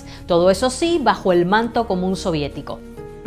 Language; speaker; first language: Spanish; native; Spanish